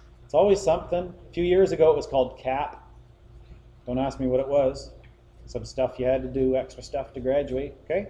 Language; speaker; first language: English; native; English